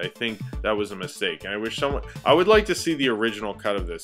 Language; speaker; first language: English; native; English